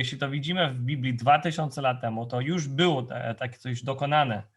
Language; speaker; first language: Polish; non-native, fluent; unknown